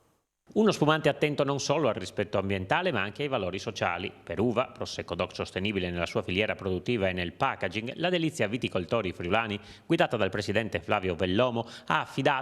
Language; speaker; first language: Italian; native; Italian